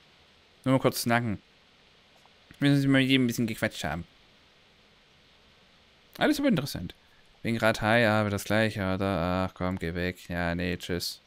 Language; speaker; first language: German; native; German